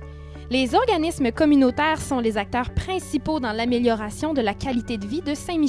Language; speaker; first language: French; native; French